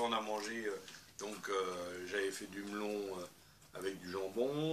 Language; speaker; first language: French; native; French